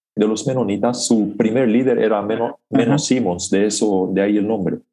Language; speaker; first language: Spanish; non-native, local second language; Plautdietsch